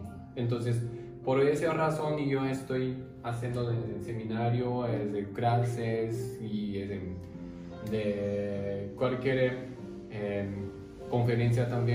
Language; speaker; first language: Spanish; non-native, learner; Japanese